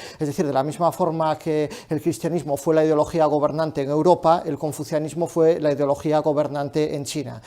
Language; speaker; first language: Spanish; native; Spanish